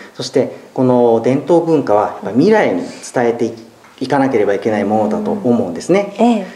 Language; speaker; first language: Japanese; native; Japanese